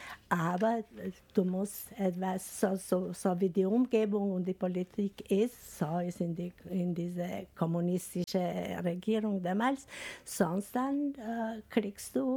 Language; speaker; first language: German; non-native, fluent; Albanian